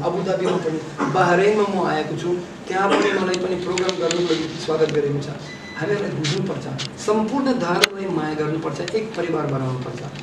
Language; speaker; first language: Nepali; non-native, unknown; Russian